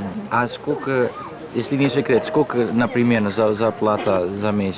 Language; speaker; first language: Russian; non-native, learner; Dutch